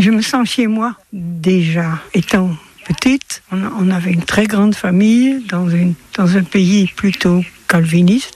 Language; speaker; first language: French; non-native, fluent; Dutch